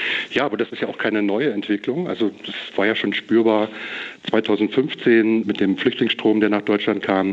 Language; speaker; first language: German; native; German